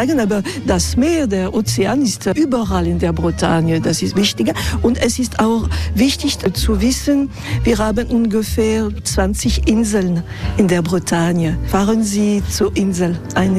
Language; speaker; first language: German; non-native, fluent; French